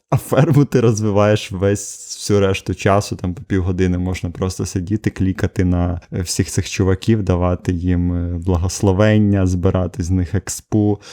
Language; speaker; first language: Ukrainian; native; Ukrainian